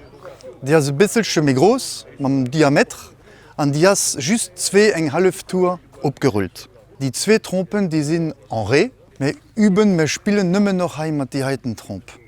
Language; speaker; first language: German; non-native, local second language; Luxembourgish